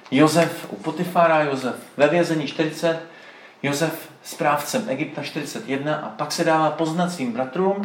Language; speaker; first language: Czech; native; Czech